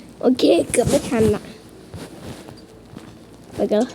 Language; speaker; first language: Thai; native; Thai